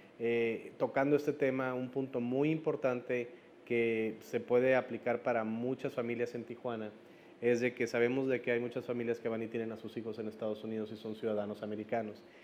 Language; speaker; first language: Spanish; native; Spanish